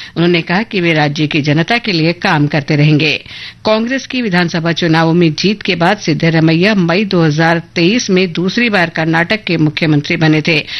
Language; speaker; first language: Hindi; native; Hindi